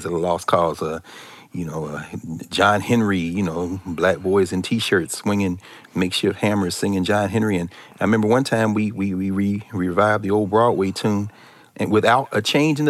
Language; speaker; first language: English; native; English